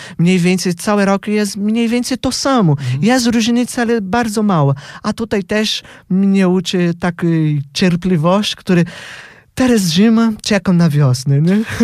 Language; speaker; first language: Polish; non-native, fluent; Portuguese